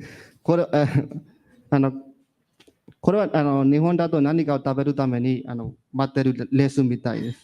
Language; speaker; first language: Japanese; non-native, learner; Burmese